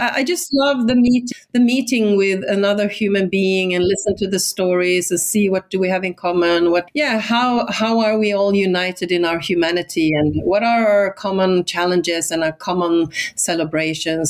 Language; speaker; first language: English; non-native, fluent; Swedish